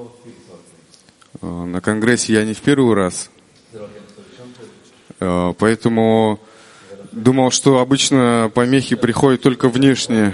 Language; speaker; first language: Russian; non-native, local second language; Kyrgyz